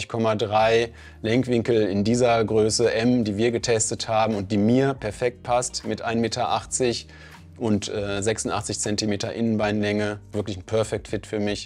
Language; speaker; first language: German; native; German